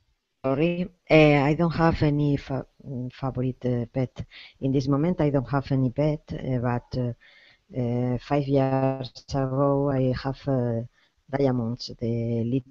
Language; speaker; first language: English; non-native, learner; Spanish